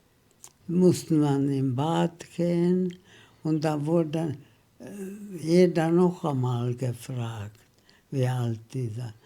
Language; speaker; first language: German; early bilingual, heritage; German